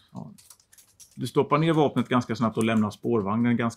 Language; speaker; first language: Swedish; native; Swedish